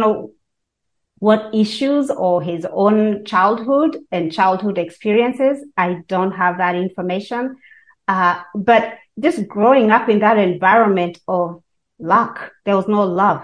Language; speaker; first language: English; non-native, local second language; Kikuyu